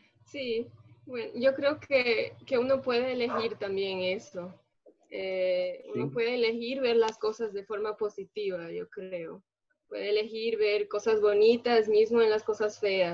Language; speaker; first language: Spanish; early bilingual, other home language; Portuguese